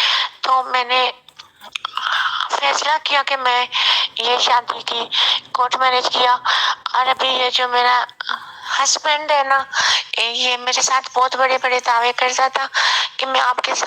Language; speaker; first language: Hindi; non-native, local second language; Punjabi